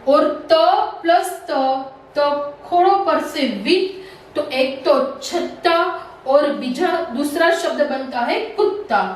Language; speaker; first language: Hindi; non-native, local second language; Gujarati